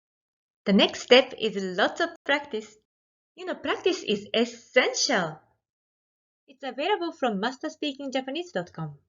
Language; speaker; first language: English; non-native, fluent; Japanese